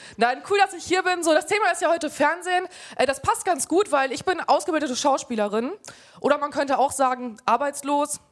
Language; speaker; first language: German; native; German